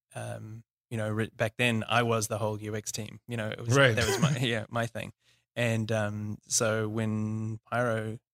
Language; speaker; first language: English; native; English